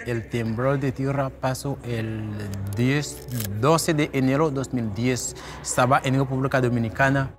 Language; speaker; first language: Spanish; non-native, learner; Haitian Creole